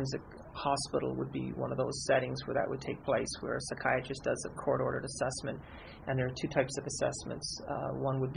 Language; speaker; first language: English; native; English